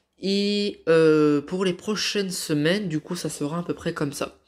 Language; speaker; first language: French; native; French